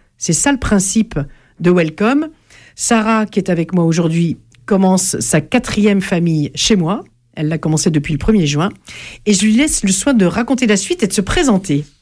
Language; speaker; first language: French; native; French